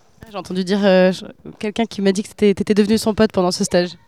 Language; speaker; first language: French; native; French